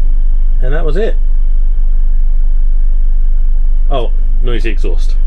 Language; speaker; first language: English; native; English